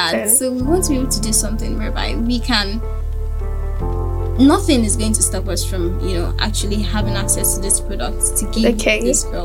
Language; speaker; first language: English; non-native, local second language; Yoruba